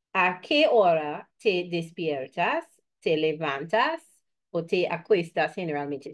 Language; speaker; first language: Spanish; non-native, fluent; English